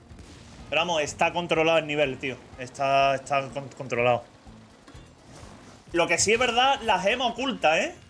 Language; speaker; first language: Spanish; native; Spanish